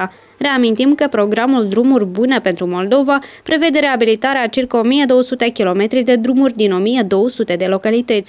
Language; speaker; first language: Romanian; native; Romanian